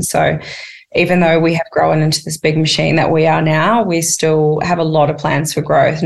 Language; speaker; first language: English; native; English